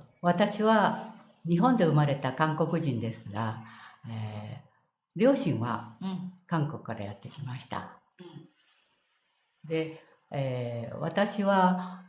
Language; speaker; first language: Japanese; early bilingual, heritage; Korean